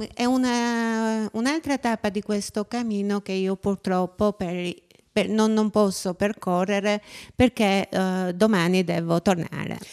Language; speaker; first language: Italian; non-native, fluent; Albanian